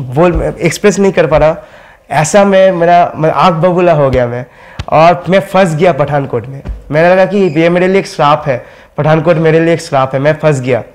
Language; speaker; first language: Hindi; non-native, local second language; Bangla